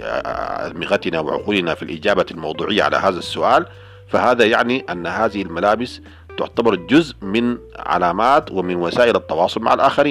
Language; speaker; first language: Arabic; native; Arabic